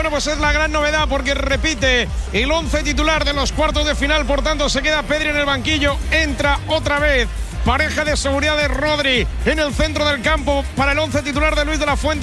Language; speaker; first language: Spanish; native; Spanish